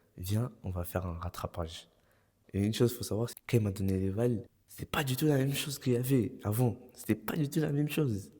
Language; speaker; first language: French; early bilingual, other home language; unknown